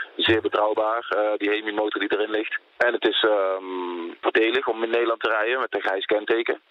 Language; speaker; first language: Dutch; native; Dutch